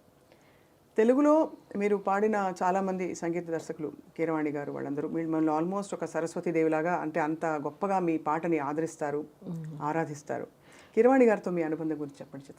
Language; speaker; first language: Telugu; native; Telugu